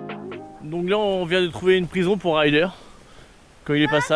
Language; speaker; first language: French; native; French